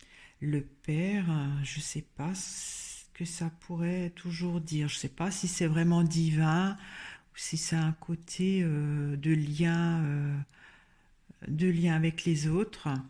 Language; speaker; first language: French; native; French